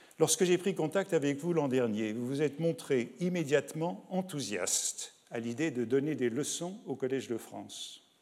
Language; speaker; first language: French; native; French